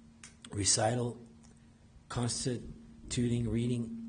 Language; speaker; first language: English; native; English